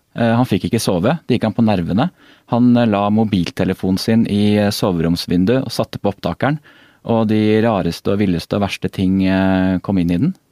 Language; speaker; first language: Norwegian; native; Norwegian